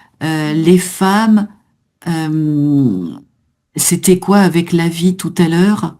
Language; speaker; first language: French; native; French